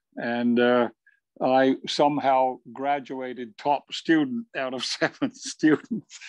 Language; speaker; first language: English; native; English